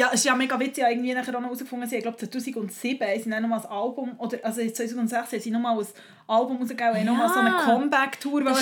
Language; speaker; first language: German; native; German